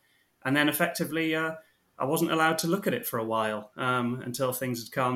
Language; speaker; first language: English; native; English